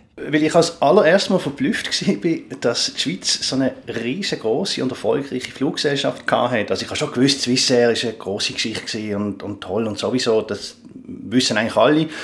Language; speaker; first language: German; native; German